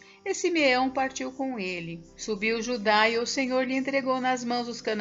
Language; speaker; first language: Portuguese; native; Portuguese